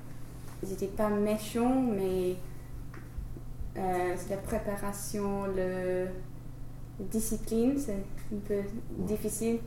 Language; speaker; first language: French; non-native, learner; English